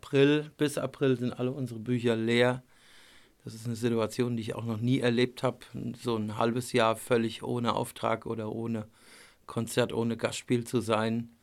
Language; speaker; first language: German; native; German